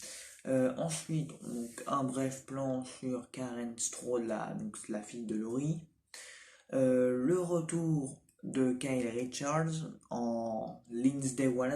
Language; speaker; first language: French; native; French